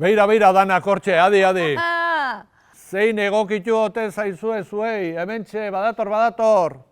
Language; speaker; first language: Basque; native; Basque